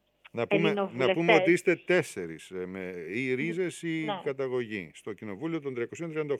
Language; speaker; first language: Greek; native; Greek